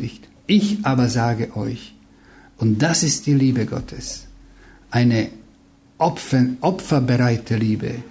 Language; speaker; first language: German; non-native, fluent; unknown